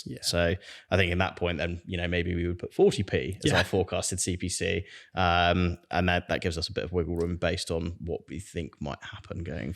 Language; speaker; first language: English; native; English